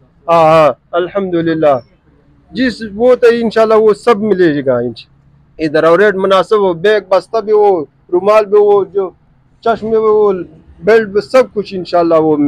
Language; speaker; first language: Hindi; non-native, local second language; Pashto